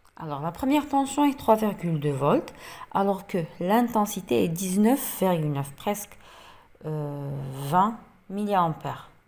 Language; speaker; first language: French; non-native, local second language; Arabic